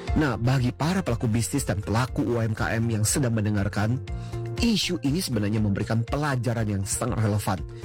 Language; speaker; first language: Indonesian; native; Indonesian